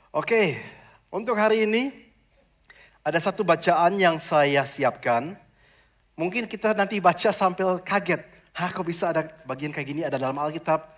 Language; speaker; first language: Indonesian; non-native, fluent; German